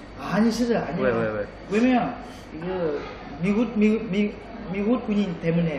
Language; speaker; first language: Korean; non-native, learner; Vietnamese